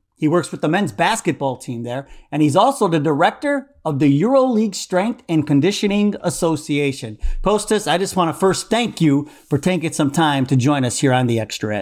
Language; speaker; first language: English; native; English